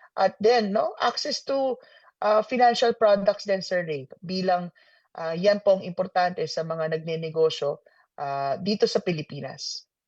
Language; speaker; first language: Filipino; native; Filipino